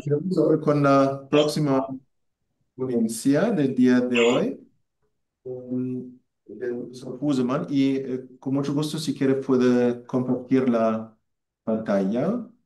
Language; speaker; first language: Spanish; non-native, fluent; German